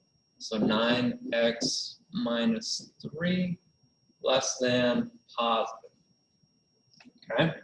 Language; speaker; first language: English; native; English